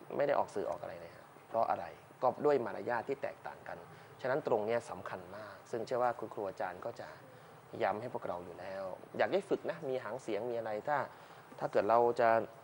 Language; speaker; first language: Thai; native; Thai